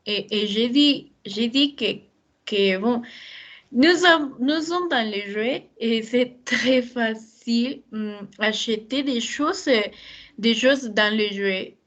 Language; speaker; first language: French; non-native, learner; Spanish